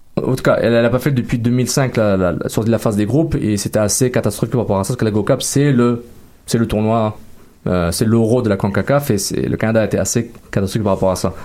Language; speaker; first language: French; native; French